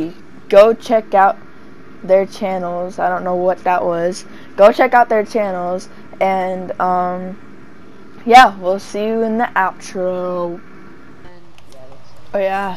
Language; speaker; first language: English; native; English